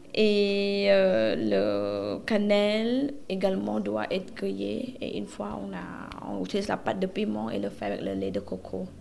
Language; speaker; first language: French; non-native, learner; Thai